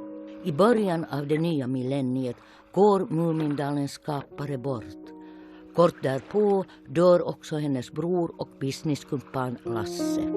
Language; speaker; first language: Swedish; native; Swedish